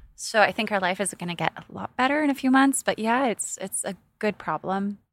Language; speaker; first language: English; native; English